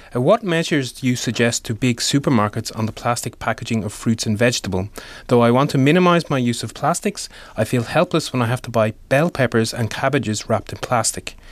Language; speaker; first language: English; native; English